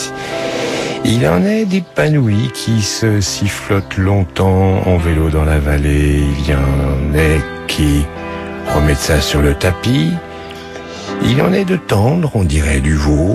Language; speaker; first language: French; native; French